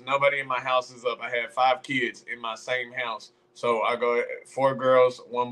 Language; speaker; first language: English; native; English